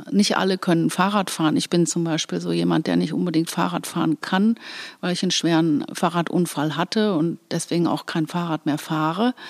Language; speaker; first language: German; native; German